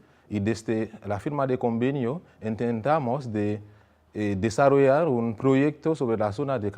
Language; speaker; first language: Spanish; non-native, fluent; Haitian Creole